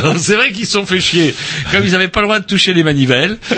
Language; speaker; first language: French; native; French